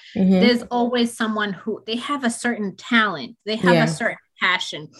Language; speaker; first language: English; non-native, local second language; Ganda